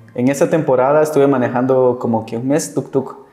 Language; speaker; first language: Spanish; native; Spanish